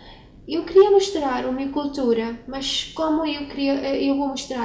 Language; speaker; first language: Portuguese; non-native, learner; Urdu